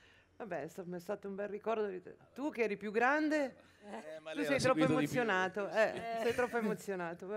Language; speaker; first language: Italian; native; Italian